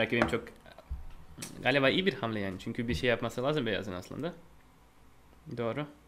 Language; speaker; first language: Turkish; non-native, fluent; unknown